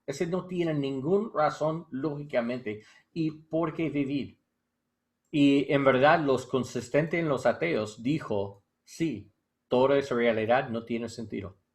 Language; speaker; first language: Spanish; non-native, learner; English